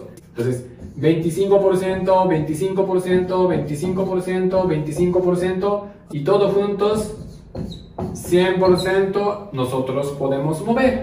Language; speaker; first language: Spanish; non-native, learner; Japanese